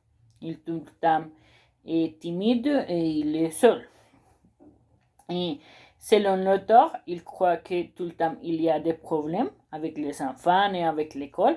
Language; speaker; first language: French; non-native, learner; Spanish